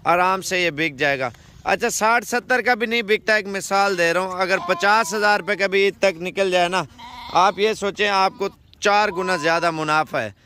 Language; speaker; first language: Urdu; non-native, local second language; Punjabi